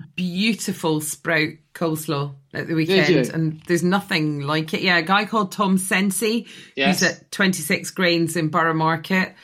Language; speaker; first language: English; native; English